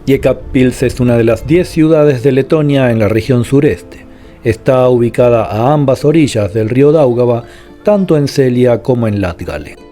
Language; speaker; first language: Spanish; native; Spanish